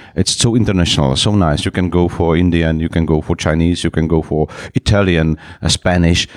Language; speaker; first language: English; non-native, fluent; Czech